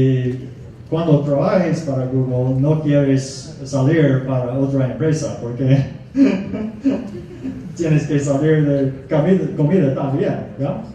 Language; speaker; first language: Spanish; non-native, fluent; English